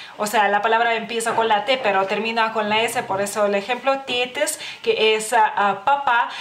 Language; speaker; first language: Spanish; non-native, fluent; Lithuanian